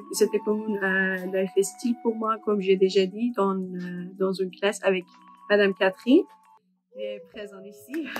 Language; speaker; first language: French; non-native, learner; Persian